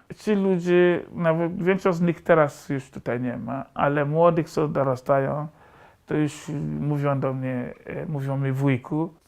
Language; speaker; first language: Polish; non-native, fluent; Igbo